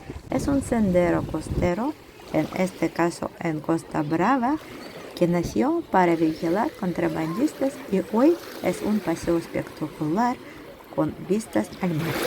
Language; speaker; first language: Spanish; non-native, fluent; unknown